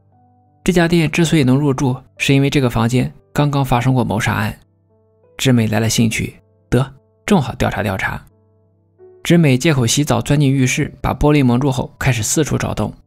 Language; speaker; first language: Chinese; native; Chinese